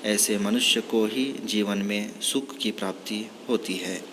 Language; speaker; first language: Hindi; non-native, local second language; Kannada